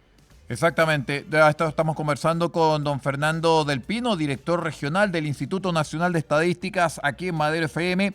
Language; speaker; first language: Spanish; native; Spanish